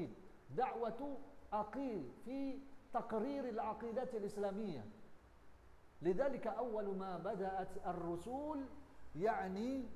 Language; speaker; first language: Arabic; non-native, learner; Indonesian